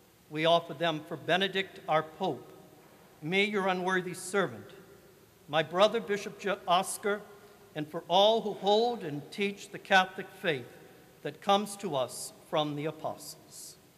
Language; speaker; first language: English; native; English